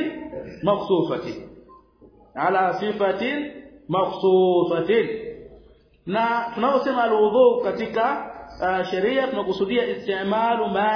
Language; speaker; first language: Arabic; non-native, fluent; Swahili